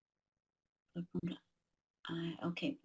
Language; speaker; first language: French; non-native, learner; English